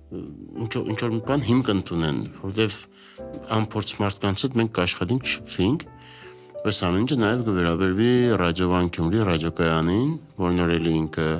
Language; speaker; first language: Armenian; native; Armenian